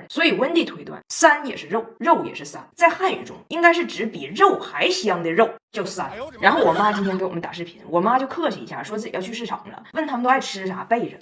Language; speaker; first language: Chinese; native; Chinese